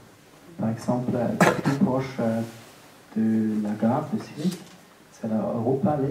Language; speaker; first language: French; non-native, local second language; German